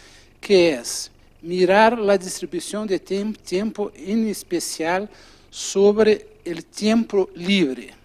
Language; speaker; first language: Spanish; non-native, fluent; Portuguese